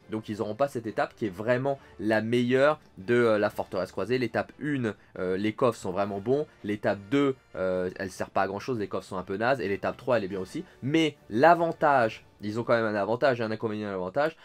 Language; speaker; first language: French; native; French